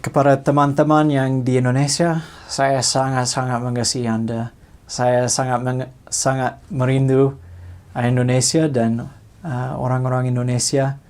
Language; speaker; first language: Indonesian; non-native, fluent; English